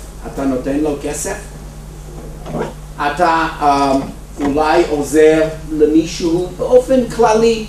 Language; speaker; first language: Hebrew; non-native, fluent; English